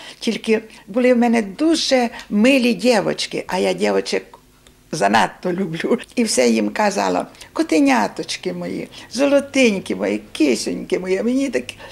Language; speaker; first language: Ukrainian; native; Ukrainian